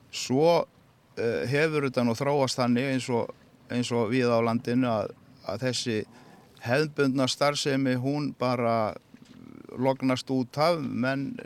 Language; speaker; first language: Icelandic; non-native, fluent; Polish